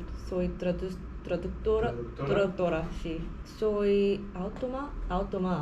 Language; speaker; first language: Spanish; non-native, learner; Korean